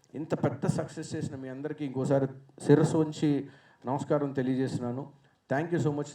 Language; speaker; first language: Telugu; native; Telugu